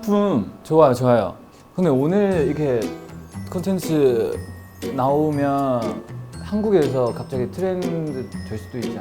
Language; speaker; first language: Korean; non-native, fluent; Chinese